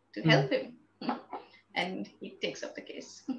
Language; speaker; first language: English; non-native, local second language; Bangla